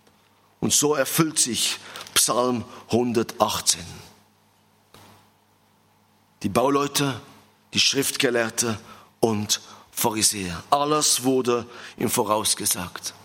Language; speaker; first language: German; non-native, fluent; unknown